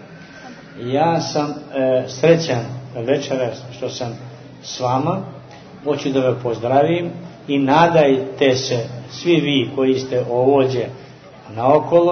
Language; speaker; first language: Serbian; early bilingual, heritage; Serbian